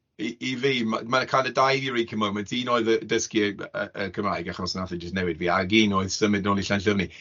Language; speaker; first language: Welsh; non-native, fluent; English